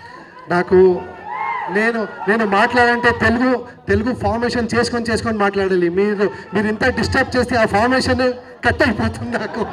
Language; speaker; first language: Telugu; non-native, fluent; Kannada